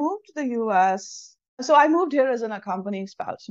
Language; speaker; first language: English; non-native, local second language; Tamil